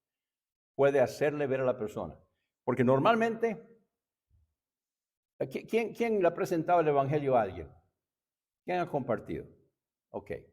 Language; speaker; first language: Spanish; native; Spanish